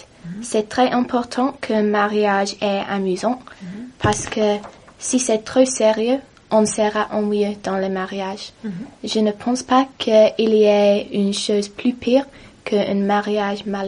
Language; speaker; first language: French; non-native, learner; English